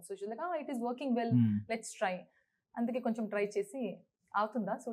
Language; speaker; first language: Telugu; non-native, learner; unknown